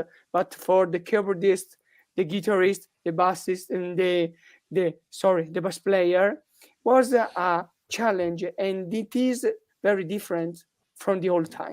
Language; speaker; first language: English; non-native, learner; Italian